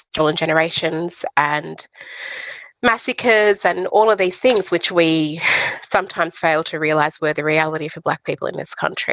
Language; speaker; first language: English; native; English